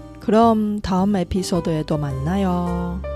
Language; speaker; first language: Korean; non-native, fluent; Chinese